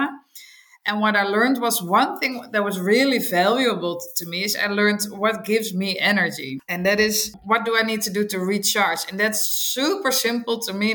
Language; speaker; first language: English; non-native, fluent; Dutch